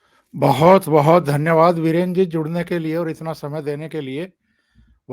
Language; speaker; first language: Hindi; native; Hindi